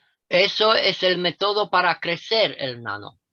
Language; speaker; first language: Spanish; non-native, fluent; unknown